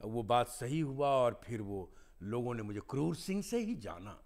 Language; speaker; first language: Hindi; native; Hindi